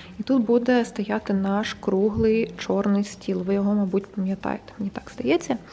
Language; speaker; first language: Ukrainian; non-native, local second language; Russian